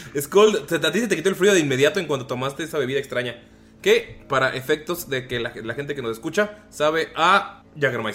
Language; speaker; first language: Spanish; native; Spanish